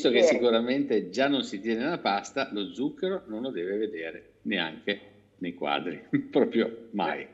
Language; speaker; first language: Italian; native; Italian